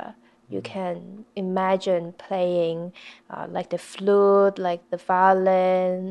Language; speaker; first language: English; non-native, local second language; Cantonese